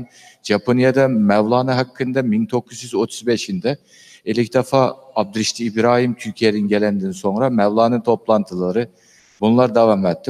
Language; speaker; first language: Turkish; non-native, learner; Uyghur